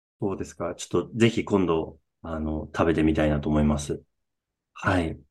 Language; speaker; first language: Japanese; native; Japanese